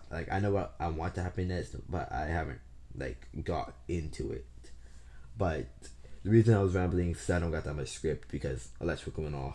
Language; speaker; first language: English; native; English